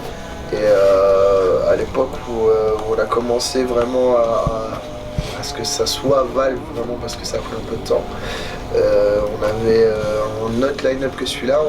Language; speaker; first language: French; native; French